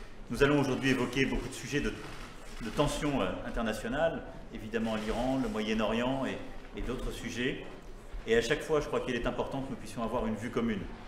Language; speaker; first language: French; native; French